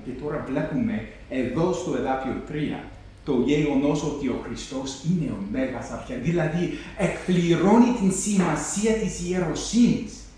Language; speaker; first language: Greek; non-native, fluent; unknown